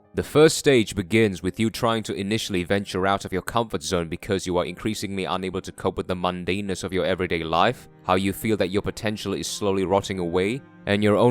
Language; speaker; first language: English; non-native, fluent; Korean